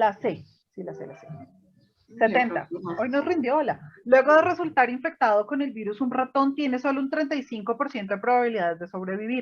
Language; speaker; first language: Spanish; native; Spanish